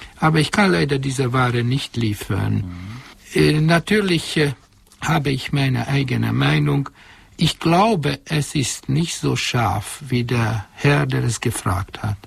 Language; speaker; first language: German; non-native, fluent; Hungarian